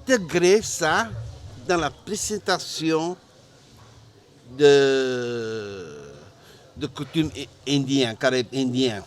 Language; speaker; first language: French; non-native, learner; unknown